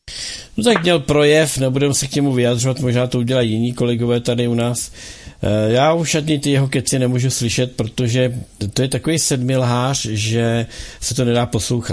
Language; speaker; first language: Czech; native; Czech